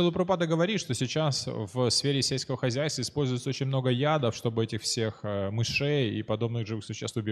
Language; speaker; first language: Russian; native; Russian